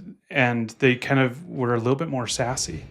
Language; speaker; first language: English; native; English